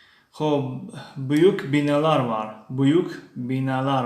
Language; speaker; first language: Turkish; non-native, fluent; Tajik